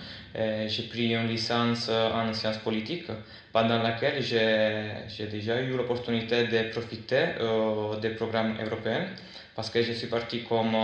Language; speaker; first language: French; non-native, fluent; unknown